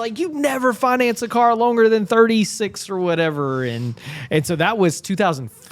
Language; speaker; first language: English; native; English